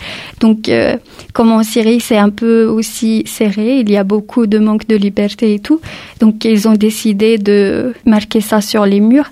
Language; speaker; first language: French; early bilingual, other home language; Arabic